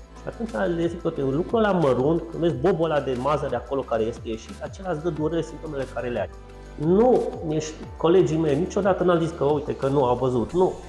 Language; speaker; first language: Romanian; non-native, local second language; Hungarian